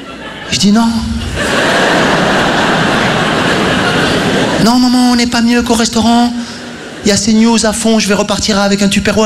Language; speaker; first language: French; native; French